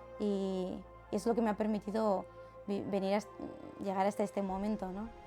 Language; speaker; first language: Spanish; native; Spanish